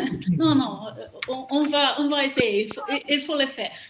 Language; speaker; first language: French; non-native, fluent; Portuguese